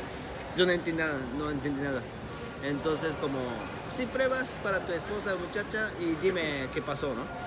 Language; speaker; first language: Spanish; non-native, learner; Japanese